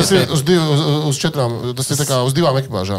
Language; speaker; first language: Latvian; native; Latvian